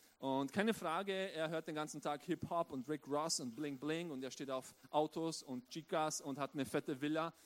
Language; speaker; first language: German; early bilingual, other home language; Romanian